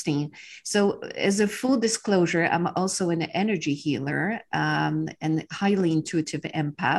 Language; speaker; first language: English; non-native, fluent; Polish